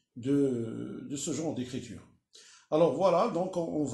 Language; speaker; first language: French; non-native, local second language; Arabic